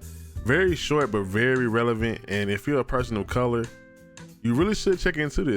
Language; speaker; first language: English; native; English